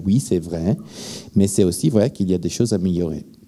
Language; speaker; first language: French; non-native, fluent; Italian